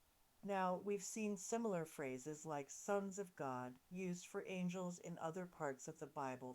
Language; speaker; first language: English; native; English